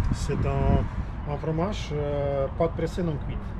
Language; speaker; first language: French; non-native, learner; Russian